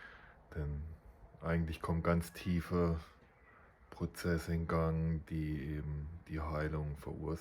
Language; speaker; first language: German; native; German